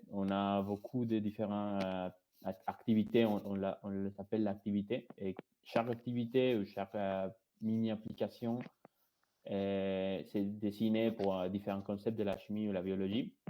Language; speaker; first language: French; non-native, fluent; Spanish